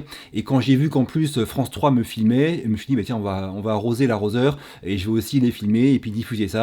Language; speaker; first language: French; native; French